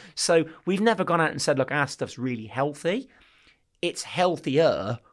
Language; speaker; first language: English; native; English